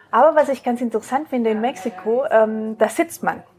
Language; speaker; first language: German; early bilingual, other home language; Spanish